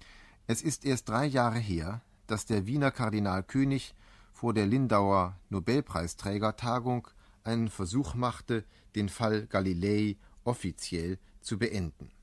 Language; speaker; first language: German; native; German